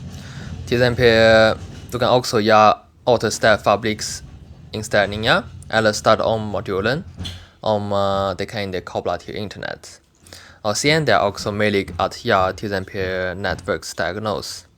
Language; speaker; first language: Swedish; non-native, learner; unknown